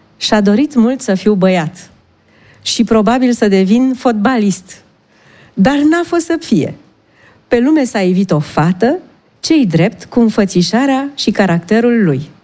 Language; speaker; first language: Romanian; native; Romanian